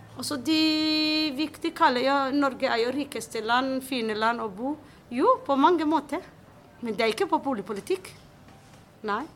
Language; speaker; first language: Norwegian; non-native, fluent; Somali